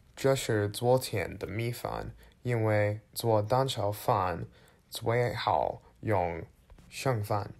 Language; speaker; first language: Chinese; non-native, learner; English